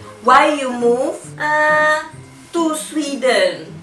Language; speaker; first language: English; non-native, learner; Indonesian